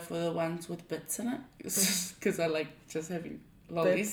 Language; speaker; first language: English; native; English